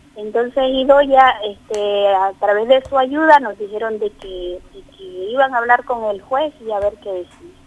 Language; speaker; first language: Spanish; native; Spanish